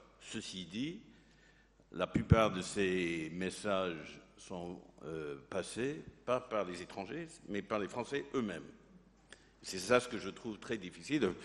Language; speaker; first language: French; non-native, fluent; English